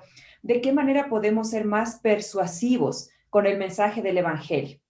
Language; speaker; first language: Spanish; native; Spanish